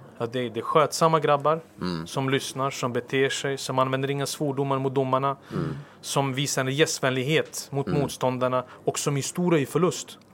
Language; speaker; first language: Swedish; early bilingual, other home language; Serbian